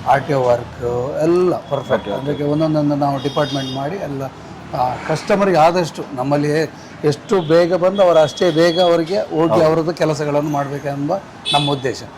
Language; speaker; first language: Kannada; native; Kannada